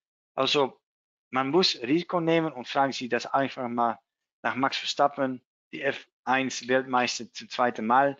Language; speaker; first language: German; non-native, learner; Dutch